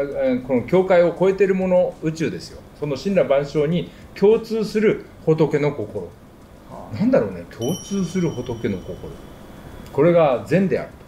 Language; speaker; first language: Japanese; native; Japanese